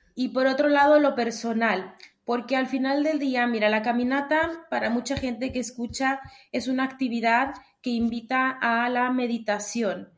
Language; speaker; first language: Spanish; native; Spanish